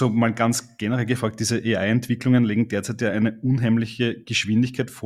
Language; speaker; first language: German; native; German